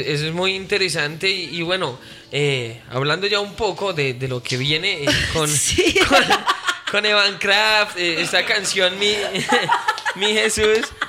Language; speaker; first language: Spanish; native; Spanish